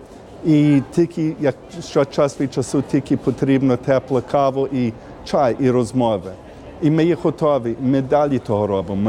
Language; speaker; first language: Ukrainian; early bilingual, heritage; Ukrainian